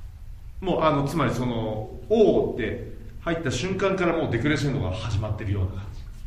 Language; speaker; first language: Japanese; native; Japanese